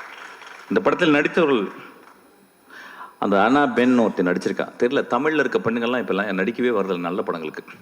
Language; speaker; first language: Tamil; native; Tamil